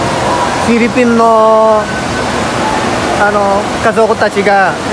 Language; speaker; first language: Japanese; non-native, fluent; Filipino